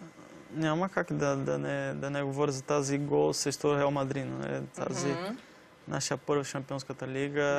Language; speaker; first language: Bulgarian; non-native, learner; Portuguese